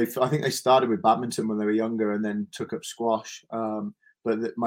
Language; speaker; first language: English; native; English